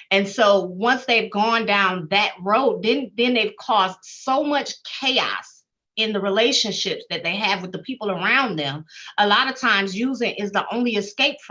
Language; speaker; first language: English; native; English